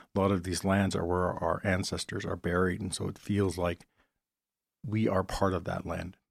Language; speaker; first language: English; native; English